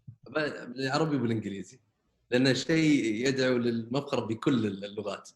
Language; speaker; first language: Arabic; native; Arabic